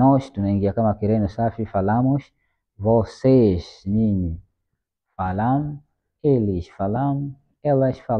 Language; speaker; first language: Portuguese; non-native, fluent; Swahili